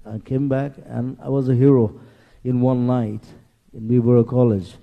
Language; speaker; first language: English; non-native, local second language; Assamese